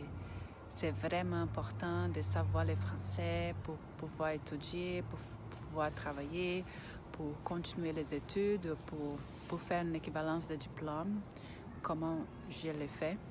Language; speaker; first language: French; non-native, fluent; Portuguese